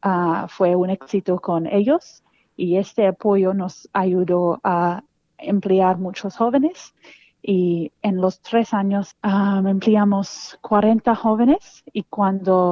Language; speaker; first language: Spanish; non-native, fluent; English